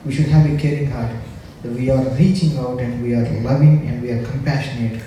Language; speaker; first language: English; non-native, local second language; Telugu